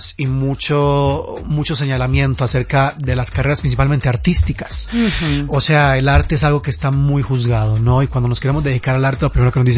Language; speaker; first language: Spanish; native; Spanish